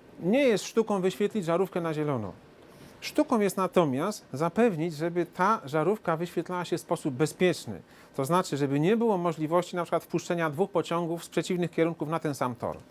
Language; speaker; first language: Polish; native; Polish